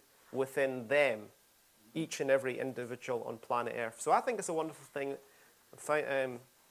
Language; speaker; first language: English; native; English